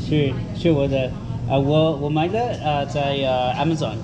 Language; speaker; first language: Chinese; non-native, learner; Spanish